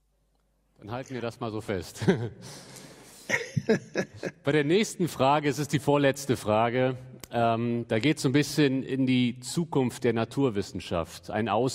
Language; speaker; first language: German; native; German